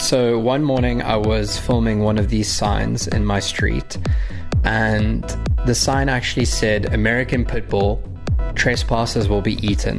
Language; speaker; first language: English; native; English